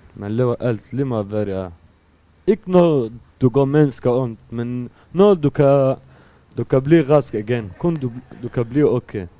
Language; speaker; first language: Danish; non-native, learner; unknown